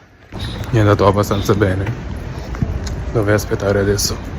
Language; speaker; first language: Italian; non-native, learner; Spanish